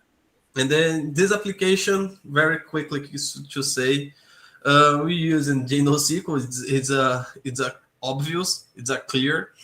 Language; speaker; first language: English; non-native, learner; Portuguese